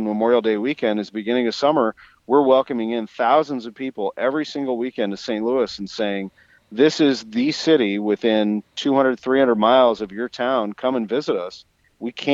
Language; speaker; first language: English; native; English